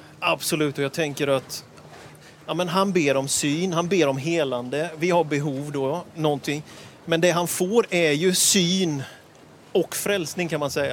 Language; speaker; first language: Swedish; native; Swedish